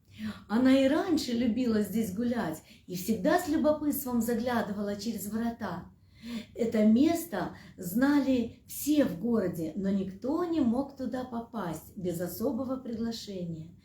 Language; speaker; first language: Russian; native; Russian